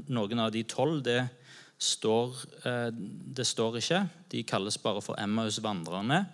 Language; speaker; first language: Norwegian; native; Norwegian